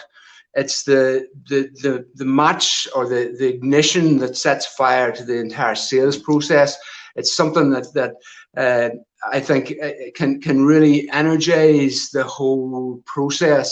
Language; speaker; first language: English; native; English